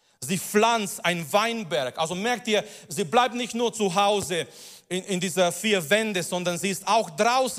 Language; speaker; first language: German; non-native, fluent; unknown